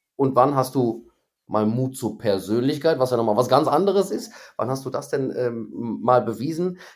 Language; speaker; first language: German; native; German